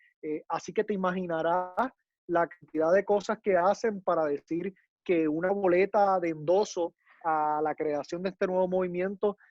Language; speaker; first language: Spanish; native; Spanish